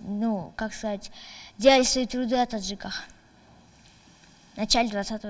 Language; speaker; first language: Russian; non-native, local second language; Tajik